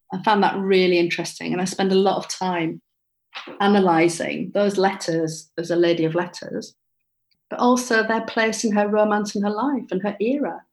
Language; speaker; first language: English; native; English